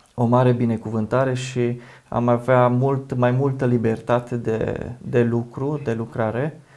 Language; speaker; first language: Romanian; native; Romanian